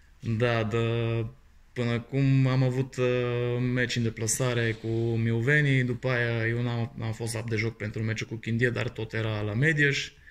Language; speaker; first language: Romanian; non-native, fluent; Bulgarian